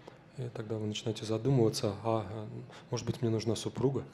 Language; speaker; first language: Russian; native; Russian